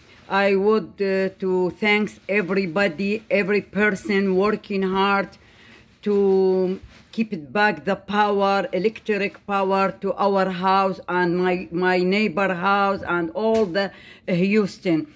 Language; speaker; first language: English; non-native, learner; Arabic